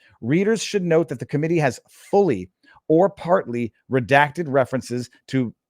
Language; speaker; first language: English; native; English